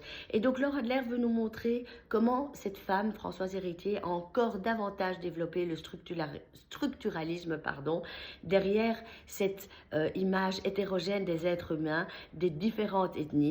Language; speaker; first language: French; native; French